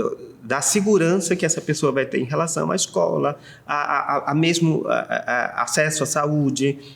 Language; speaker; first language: Portuguese; native; Portuguese